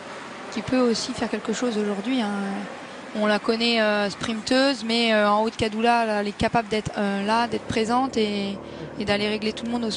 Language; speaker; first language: French; native; French